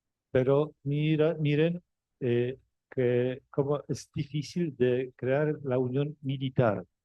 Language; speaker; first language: Spanish; non-native, fluent; Polish